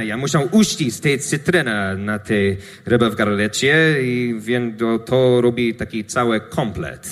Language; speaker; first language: Polish; non-native, learner; English